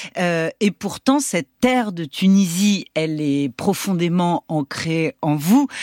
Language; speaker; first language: French; native; French